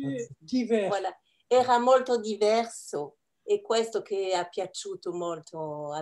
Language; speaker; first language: Italian; non-native, learner; French